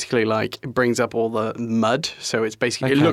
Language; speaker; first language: English; native; English